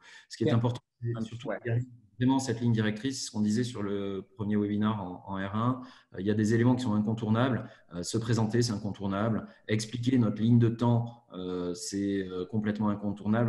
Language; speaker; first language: French; native; French